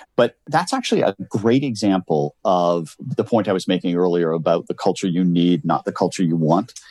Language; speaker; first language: English; native; English